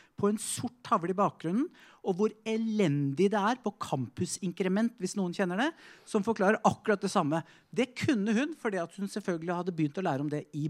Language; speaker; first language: Norwegian; native; Norwegian